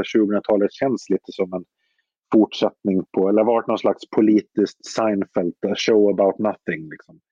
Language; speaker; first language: Swedish; native; Swedish